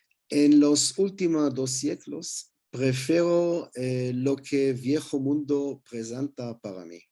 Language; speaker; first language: Spanish; non-native, learner; Hebrew